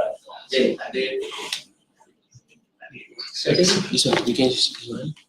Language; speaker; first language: English; non-native, local second language; Malay